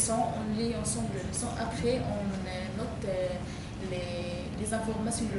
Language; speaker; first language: French; non-native, fluent; Arabic